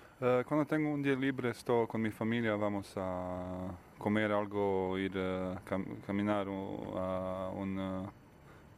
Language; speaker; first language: Spanish; non-native, learner; Bosnian